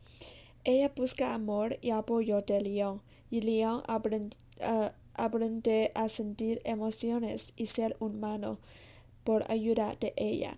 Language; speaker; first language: Spanish; non-native, learner; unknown